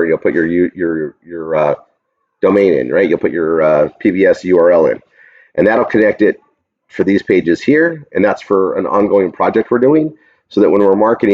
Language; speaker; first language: English; native; English